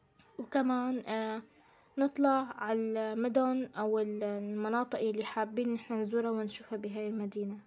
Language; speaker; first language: Arabic; native; Arabic